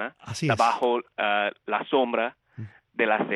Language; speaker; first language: Spanish; early bilingual, heritage; Spanish